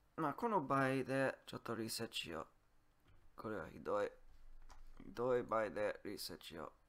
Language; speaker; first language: Japanese; non-native, learner; English